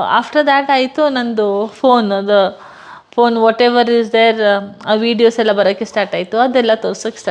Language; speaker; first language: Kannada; non-native, local second language; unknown